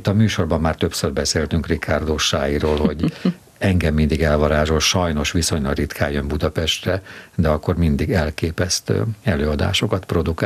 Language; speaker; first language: Hungarian; native; Hungarian